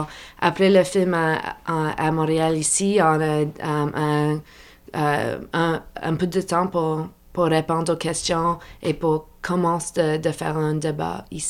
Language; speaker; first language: French; non-native, local second language; English